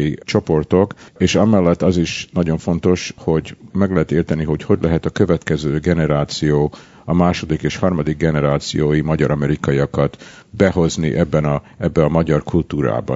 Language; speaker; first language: Hungarian; early bilingual, heritage; Hungarian